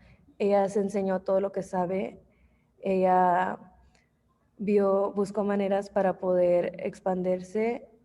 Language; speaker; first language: Spanish; early bilingual, heritage; English